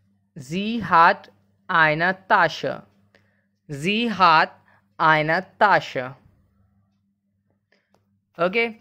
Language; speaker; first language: German; non-native, learner; Hindi